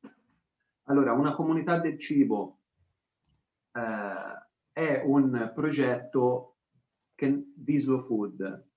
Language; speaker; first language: Italian; native; Italian